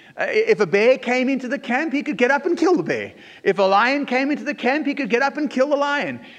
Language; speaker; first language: English; native; English